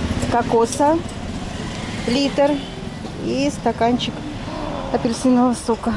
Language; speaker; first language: Russian; native; Russian